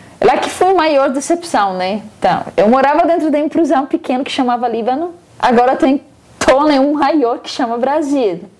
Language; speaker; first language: Portuguese; non-native, fluent; Arabic